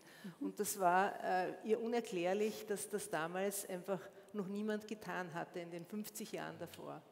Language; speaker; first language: German; native; German